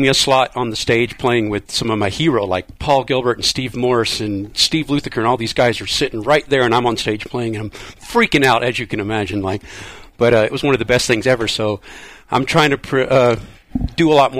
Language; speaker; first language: English; native; English